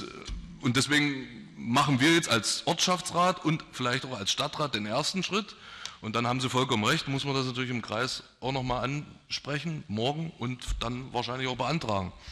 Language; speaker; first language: German; native; German